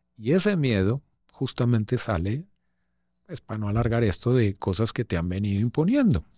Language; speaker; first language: Spanish; native; Spanish